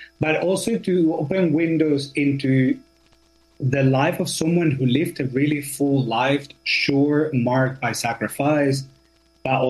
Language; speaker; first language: English; non-native, fluent; Spanish